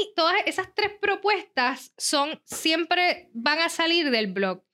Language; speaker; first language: Spanish; native; Spanish